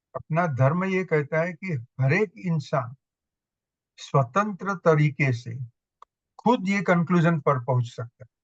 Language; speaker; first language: Hindi; non-native, local second language; Gujarati